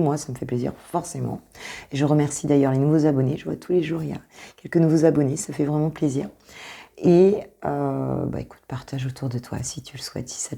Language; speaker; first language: French; native; French